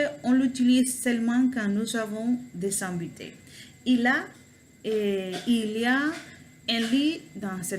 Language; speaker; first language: French; non-native, learner; Spanish